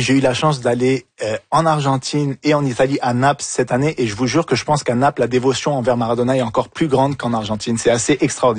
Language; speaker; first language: French; native; French